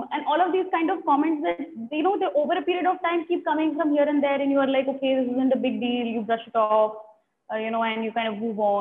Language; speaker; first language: English; non-native, local second language; Tamil